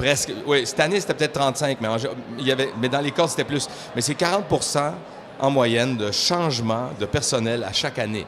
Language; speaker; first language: French; native; French